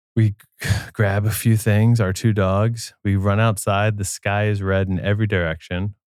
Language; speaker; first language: English; native; English